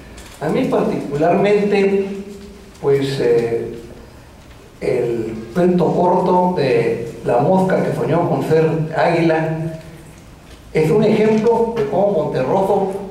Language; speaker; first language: Spanish; native; Spanish